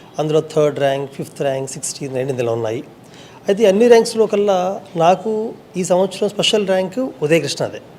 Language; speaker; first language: Telugu; native; Telugu